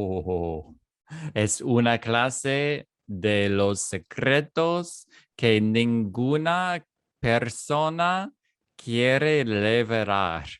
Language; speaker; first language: Spanish; non-native, fluent; English